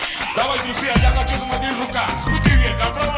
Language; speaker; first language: Russian; non-native, learner; Spanish